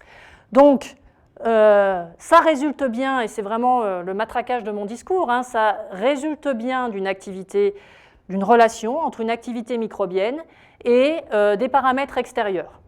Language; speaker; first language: French; native; French